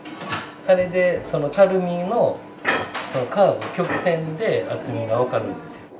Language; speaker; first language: Japanese; native; Japanese